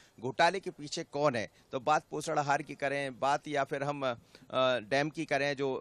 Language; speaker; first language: Hindi; native; Hindi